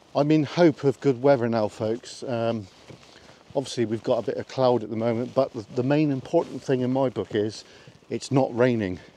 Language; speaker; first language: English; native; English